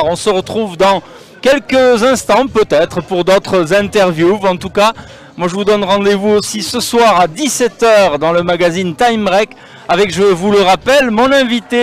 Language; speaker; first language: French; native; French